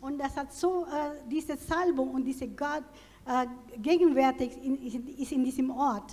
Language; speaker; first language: German; non-native, fluent; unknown